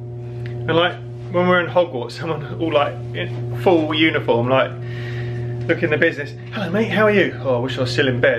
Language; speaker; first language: English; native; English